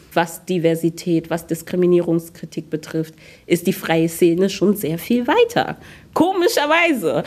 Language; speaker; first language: German; early bilingual, other home language; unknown